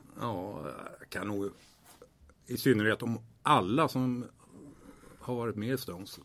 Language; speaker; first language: Swedish; native; Swedish